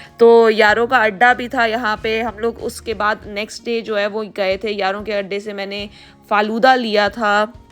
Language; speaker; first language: Urdu; native; Urdu